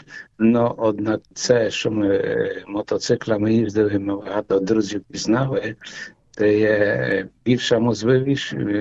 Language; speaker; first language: Ukrainian; early bilingual, heritage; Ukrainian